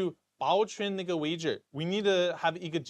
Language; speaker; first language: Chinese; non-native, fluent; English